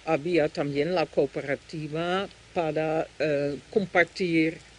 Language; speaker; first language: Spanish; non-native, fluent; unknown